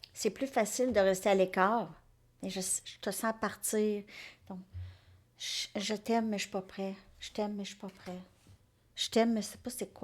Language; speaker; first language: French; native; French